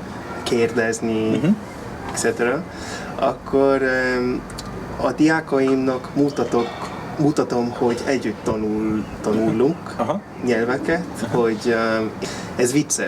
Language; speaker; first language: Hungarian; non-native, learner; English